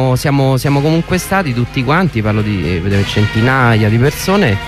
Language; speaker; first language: Italian; native; Italian